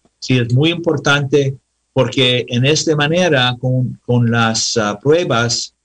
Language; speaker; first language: Spanish; non-native, learner; English